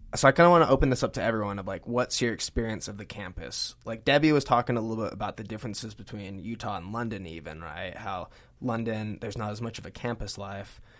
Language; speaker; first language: English; native; English